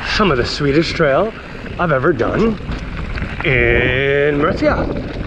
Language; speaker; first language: English; native; English